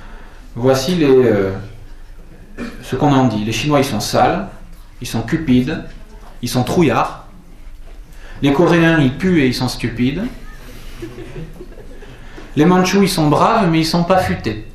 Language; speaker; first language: French; native; French